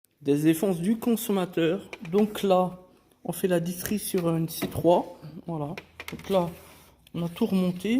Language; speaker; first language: French; native; French